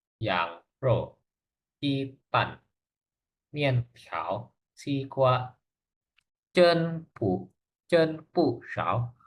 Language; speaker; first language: Chinese; non-native, learner; Indonesian